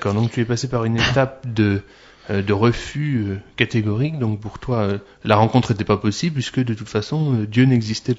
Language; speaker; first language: French; native; French